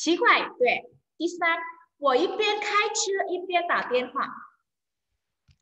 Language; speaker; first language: Chinese; non-native, fluent; Indonesian